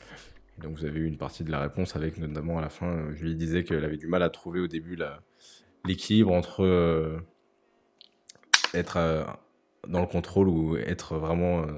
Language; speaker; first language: French; native; French